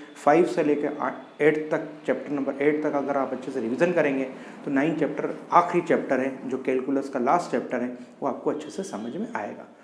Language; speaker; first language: Hindi; native; Hindi